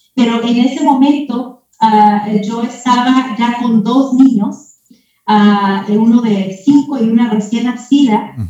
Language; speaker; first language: Spanish; early bilingual, heritage; Spanish